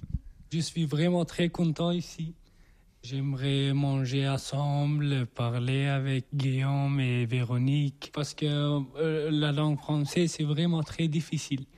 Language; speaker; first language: French; non-native, learner; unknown